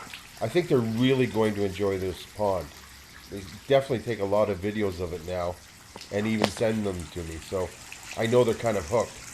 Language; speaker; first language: English; native; English